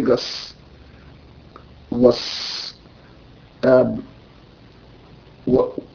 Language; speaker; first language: English; non-native, local second language; Yoruba